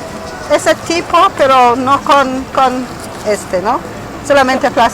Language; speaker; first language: Spanish; non-native, learner; English